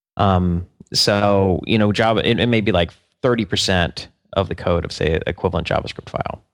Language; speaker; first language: English; native; English